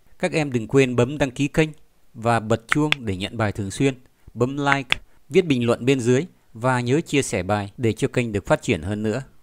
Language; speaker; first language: Vietnamese; native; Vietnamese